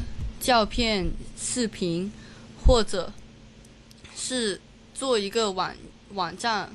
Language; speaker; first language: Chinese; non-native, local second language; Cantonese